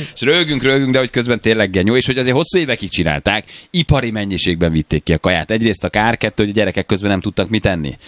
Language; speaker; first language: Hungarian; native; Hungarian